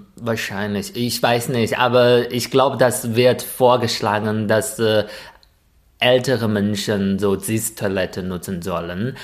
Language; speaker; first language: German; non-native, fluent; Chinese